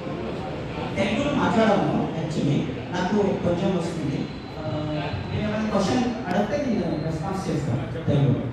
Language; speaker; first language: Telugu; non-native, local second language; Urdu